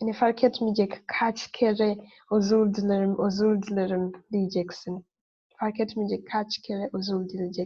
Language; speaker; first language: Turkish; non-native, fluent; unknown